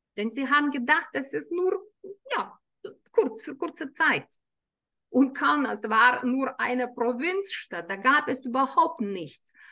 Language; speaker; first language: German; non-native, fluent; Lithuanian